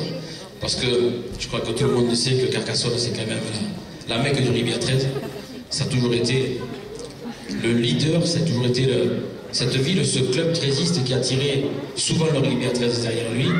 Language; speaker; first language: French; native; French